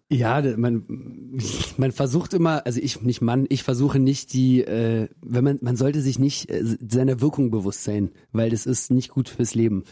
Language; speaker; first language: German; early bilingual, other home language; Russian